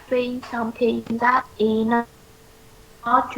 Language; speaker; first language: English; non-native, learner; Vietnamese